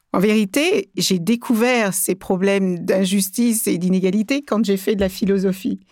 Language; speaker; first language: French; early bilingual, other home language; Kabuverdianu